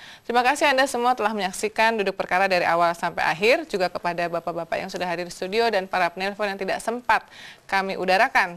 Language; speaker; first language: Indonesian; native; Indonesian